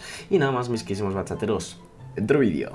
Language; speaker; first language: Spanish; native; Spanish